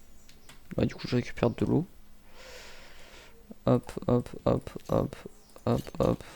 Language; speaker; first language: French; native; French